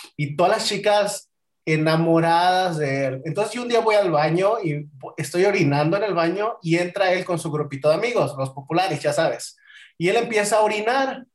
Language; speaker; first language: Spanish; native; Spanish